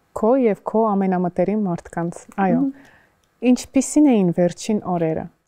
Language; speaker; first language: Armenian; native; Armenian